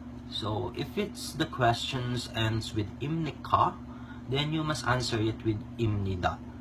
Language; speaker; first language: English; non-native, local second language; Filipino